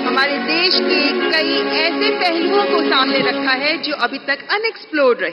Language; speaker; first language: Hindi; native; Hindi